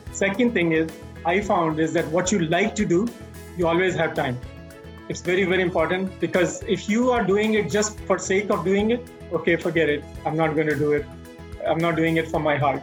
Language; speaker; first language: English; non-native, local second language; Hindi